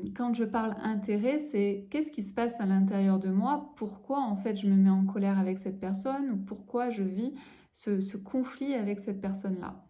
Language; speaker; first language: French; native; French